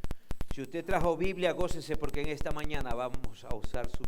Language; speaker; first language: Spanish; native; Spanish